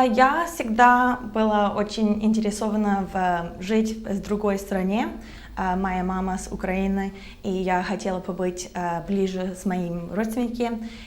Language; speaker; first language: Russian; non-native, learner; English